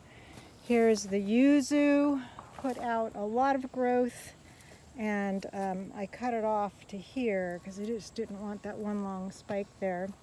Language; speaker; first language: English; native; English